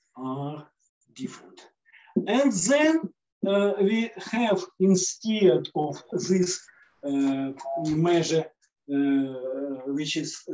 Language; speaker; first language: English; non-native, fluent; Russian